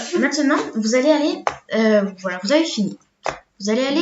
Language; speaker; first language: French; native; French